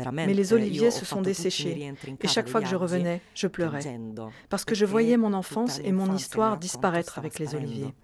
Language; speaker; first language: French; non-native, fluent; Sicilian